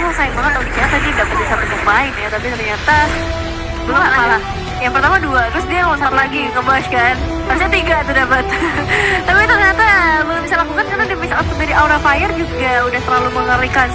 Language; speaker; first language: Indonesian; native; Indonesian